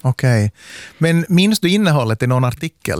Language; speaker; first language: Swedish; native; Swedish